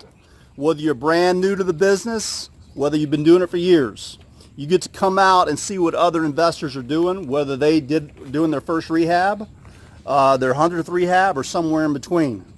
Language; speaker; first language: English; native; English